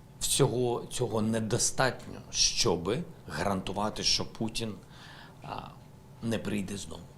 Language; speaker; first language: Ukrainian; non-native, local second language; Russian